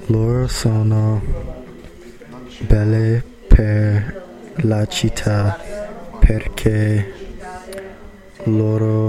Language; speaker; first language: Italian; non-native, learner; English